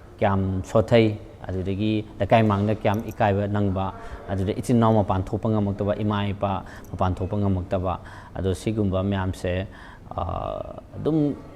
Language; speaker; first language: Manipuri; native; Manipuri